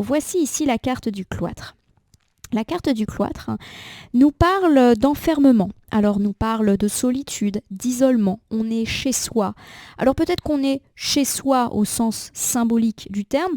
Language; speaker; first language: French; native; French